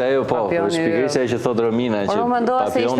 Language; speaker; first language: Albanian; native; Albanian